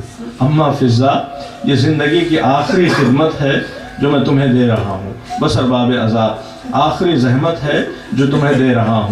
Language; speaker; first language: Urdu; native; Urdu